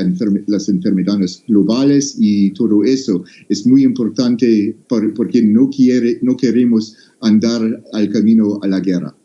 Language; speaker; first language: Spanish; non-native, fluent; English